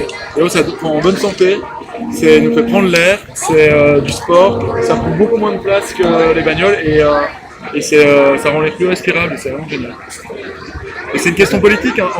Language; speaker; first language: French; native; French